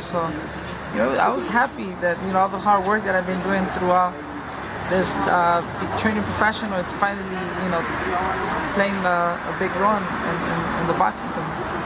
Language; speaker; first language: English; early bilingual, other home language; Spanish